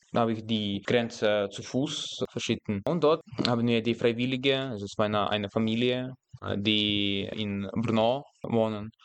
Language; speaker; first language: German; non-native, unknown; Russian